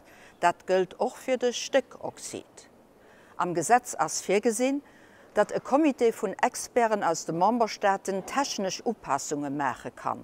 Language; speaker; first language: German; non-native, local second language; Luxembourgish